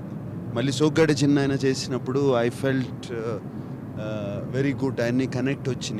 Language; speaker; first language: Telugu; native; Telugu